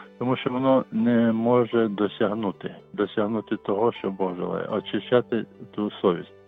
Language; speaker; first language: Ukrainian; non-native, local second language; Russian